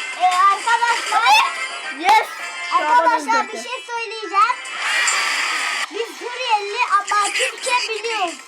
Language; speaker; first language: Turkish; early bilingual, other home language; Arabic